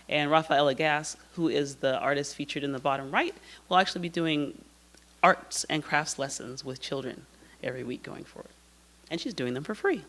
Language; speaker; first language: English; native; English